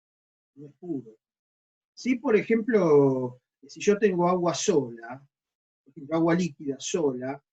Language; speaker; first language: Spanish; native; Spanish